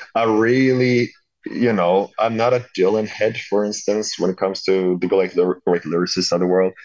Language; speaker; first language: English; non-native, fluent; Swedish